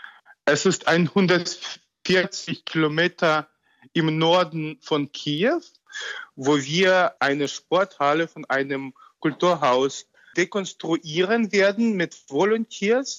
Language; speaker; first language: German; non-native, fluent; Ukrainian